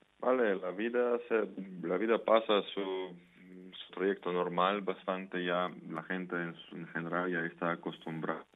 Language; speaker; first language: Spanish; non-native, fluent; Ukrainian